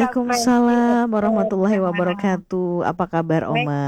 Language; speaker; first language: Indonesian; native; Indonesian